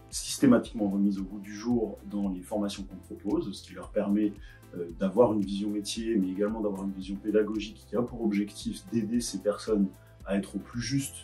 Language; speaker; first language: French; native; French